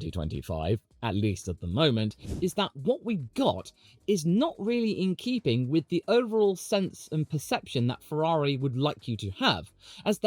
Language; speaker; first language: English; native; English